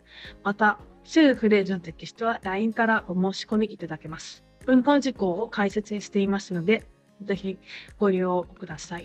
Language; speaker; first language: Japanese; native; Japanese